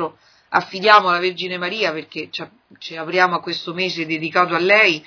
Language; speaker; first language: Italian; native; Italian